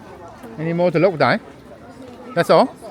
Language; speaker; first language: English; non-native, learner; Vietnamese